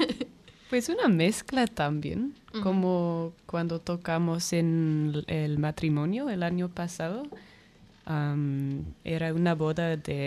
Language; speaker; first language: Spanish; non-native, fluent; English